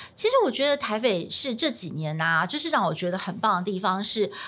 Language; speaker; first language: Chinese; native; Chinese